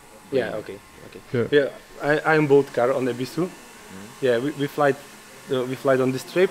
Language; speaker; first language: English; non-native, learner; Czech